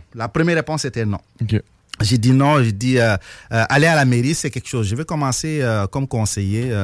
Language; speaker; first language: French; non-native, local second language; Wolof